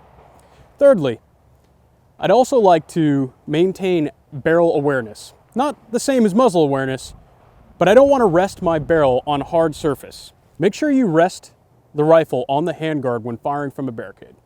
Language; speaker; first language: English; native; English